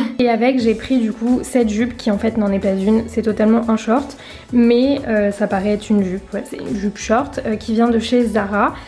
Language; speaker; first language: French; native; French